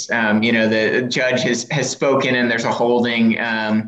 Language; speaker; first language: English; native; English